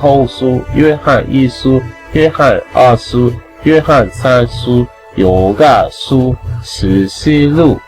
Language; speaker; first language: Chinese; non-native, learner; English